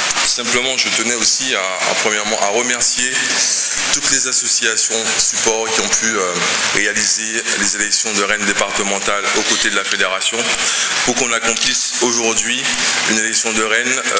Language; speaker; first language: French; native; French